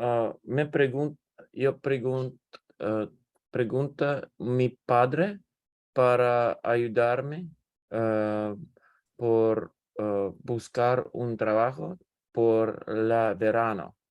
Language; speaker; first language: Spanish; non-native, learner; English